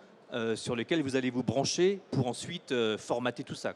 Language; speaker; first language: French; native; French